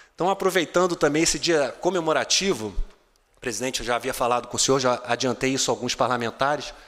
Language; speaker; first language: Portuguese; native; Portuguese